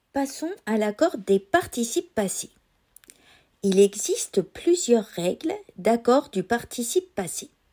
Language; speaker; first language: French; native; French